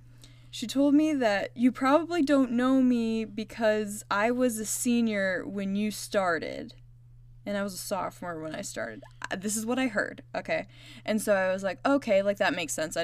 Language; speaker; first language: English; native; English